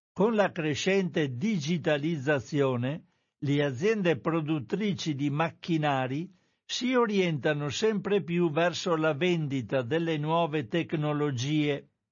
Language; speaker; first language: Italian; native; Italian